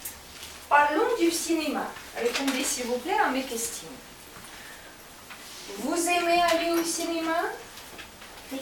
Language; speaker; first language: French; non-native, fluent; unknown